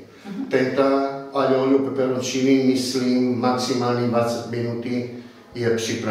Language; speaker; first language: Czech; non-native, learner; Italian